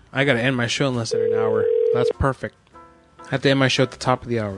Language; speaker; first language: English; early bilingual, other home language; Spanish